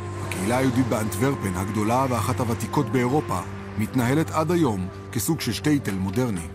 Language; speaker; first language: Hebrew; native; Hebrew